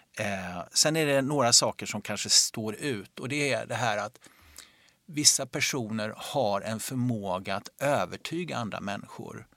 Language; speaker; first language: Swedish; native; Swedish